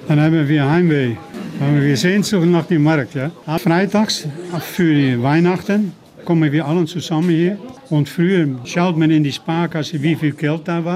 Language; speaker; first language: German; non-native, learner; Dutch